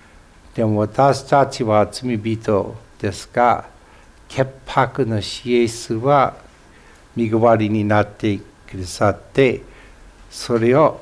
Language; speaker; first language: Japanese; non-native, fluent; English